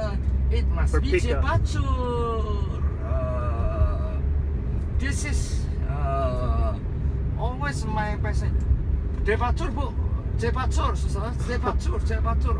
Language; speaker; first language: English; non-native, learner; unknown